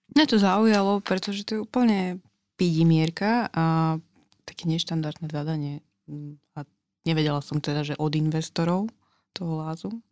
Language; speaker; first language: Slovak; native; Slovak